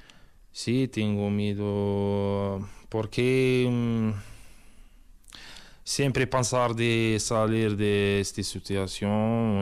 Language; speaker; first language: Spanish; non-native, learner; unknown